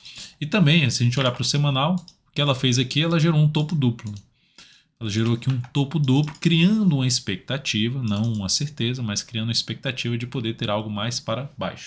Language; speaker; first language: Portuguese; native; Portuguese